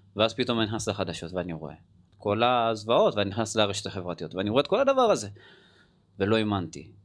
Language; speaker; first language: Hebrew; native; Hebrew